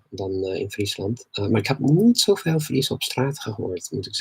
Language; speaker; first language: Dutch; non-native, learner; English